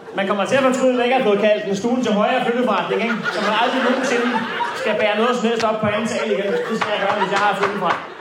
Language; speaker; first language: Danish; native; Danish